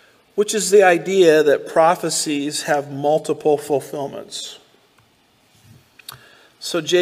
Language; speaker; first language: English; native; English